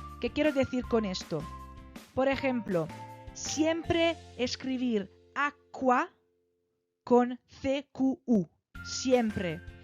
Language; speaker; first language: Spanish; non-native, fluent; Italian